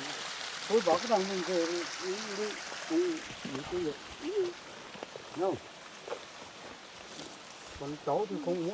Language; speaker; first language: Vietnamese; native; Vietnamese